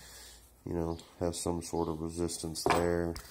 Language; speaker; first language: English; native; English